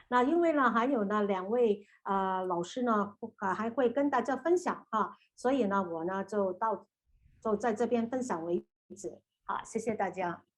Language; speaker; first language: Chinese; native; Chinese